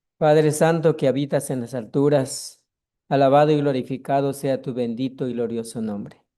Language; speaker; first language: Spanish; non-native, local second language; Kʼicheʼ